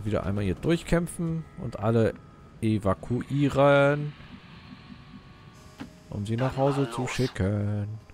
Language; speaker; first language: German; native; German